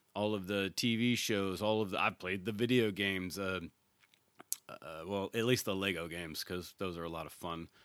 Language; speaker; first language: English; native; English